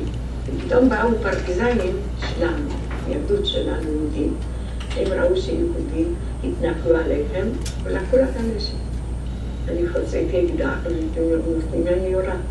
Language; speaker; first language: Hebrew; non-native, fluent; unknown